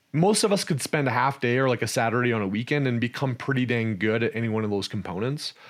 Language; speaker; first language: English; native; English